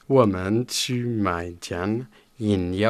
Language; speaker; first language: Chinese; non-native, learner; French